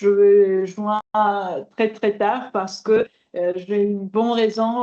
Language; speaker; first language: French; non-native, fluent; Georgian